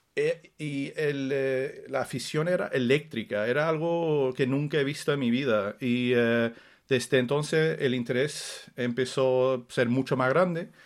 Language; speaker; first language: Spanish; early bilingual, other home language; Swedish